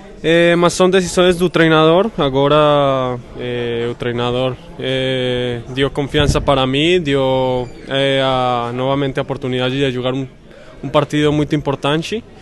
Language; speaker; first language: Portuguese; non-native, fluent; Spanish